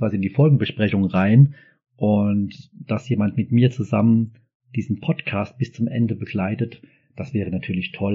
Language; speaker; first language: German; native; German